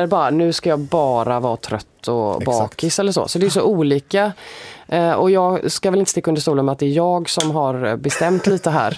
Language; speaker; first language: Swedish; native; Swedish